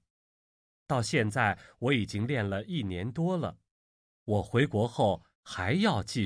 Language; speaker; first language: Chinese; native; Chinese